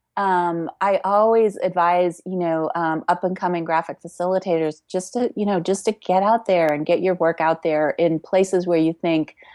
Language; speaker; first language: English; native; English